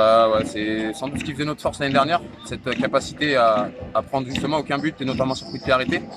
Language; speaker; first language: French; native; French